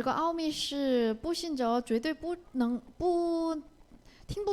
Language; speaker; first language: Chinese; non-native, learner; Korean